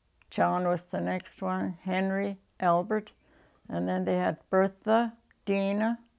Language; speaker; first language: English; early bilingual, other home language; German